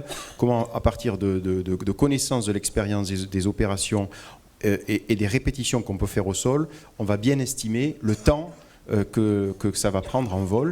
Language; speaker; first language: French; native; French